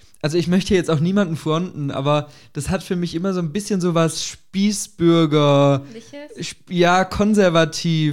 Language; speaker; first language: German; native; German